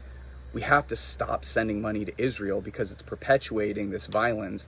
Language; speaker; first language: English; native; English